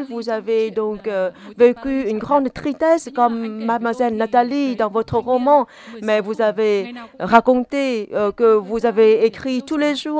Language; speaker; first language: French; non-native, fluent; Vietnamese